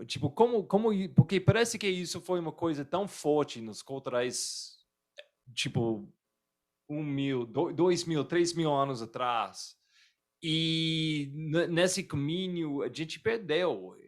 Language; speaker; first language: Portuguese; non-native, fluent; English